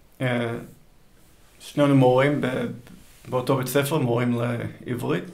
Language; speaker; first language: Hebrew; early bilingual, heritage; Hebrew